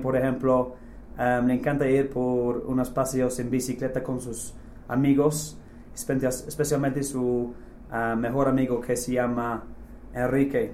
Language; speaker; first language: Spanish; non-native, fluent; English